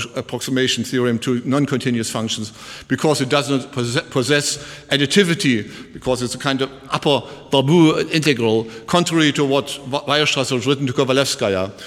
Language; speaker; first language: English; non-native, fluent; German